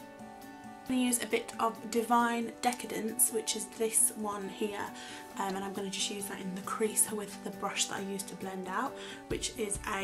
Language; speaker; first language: English; native; English